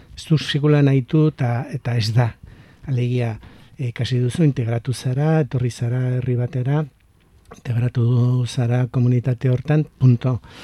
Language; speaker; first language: Basque; non-native, local second language; Spanish